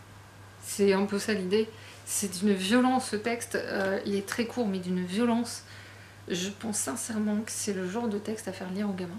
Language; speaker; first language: French; native; French